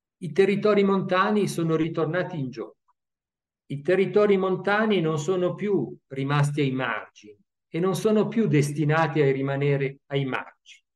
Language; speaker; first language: Italian; native; Italian